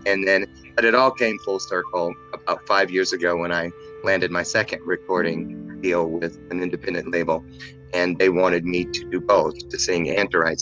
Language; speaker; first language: English; native; English